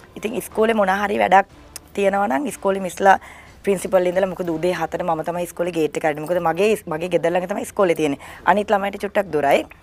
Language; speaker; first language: Sinhala; native; Sinhala